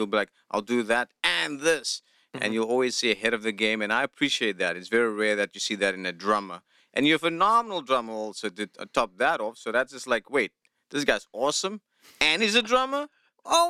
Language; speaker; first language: English; non-native, local second language; Afrikaans